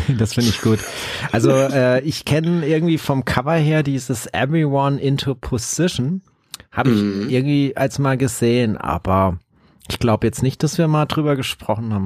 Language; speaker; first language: German; native; German